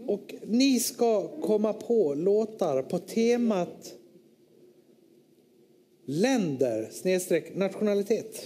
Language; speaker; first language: Swedish; native; Swedish